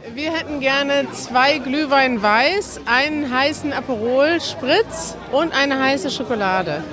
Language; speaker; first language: German; native; German